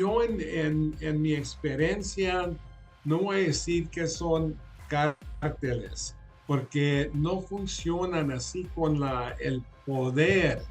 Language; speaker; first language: Spanish; early bilingual, other home language; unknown